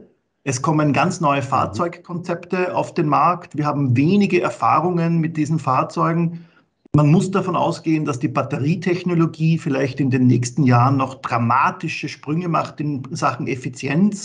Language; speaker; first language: German; native; German